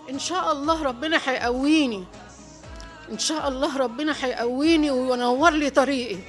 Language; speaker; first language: Arabic; native; Arabic